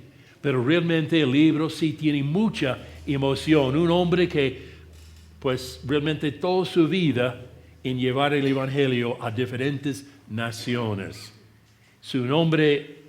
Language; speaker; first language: Spanish; non-native, fluent; English